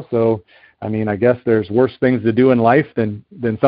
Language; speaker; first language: English; native; English